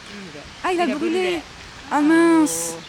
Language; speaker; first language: French; native; French